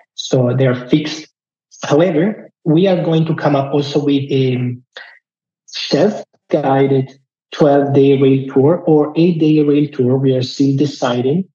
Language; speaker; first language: English; non-native, fluent; Italian